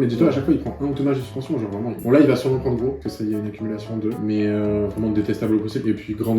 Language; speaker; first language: French; native; French